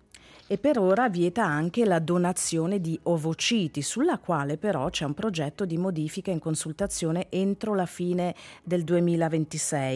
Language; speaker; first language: Italian; native; Italian